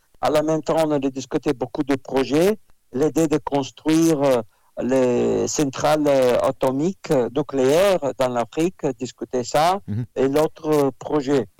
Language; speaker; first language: French; non-native, fluent; Russian